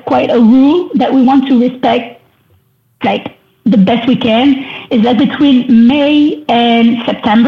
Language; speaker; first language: English; non-native, fluent; French